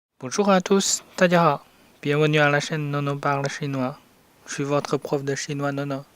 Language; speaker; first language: French; non-native, fluent; Chinese